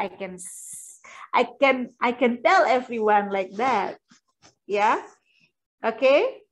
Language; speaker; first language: English; non-native, fluent; Indonesian